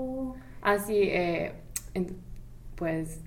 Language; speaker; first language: Spanish; non-native, fluent; English